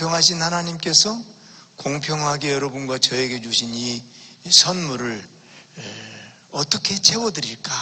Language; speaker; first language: Korean; native; Korean